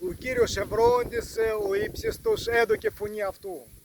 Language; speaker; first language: Greek; non-native, learner; Russian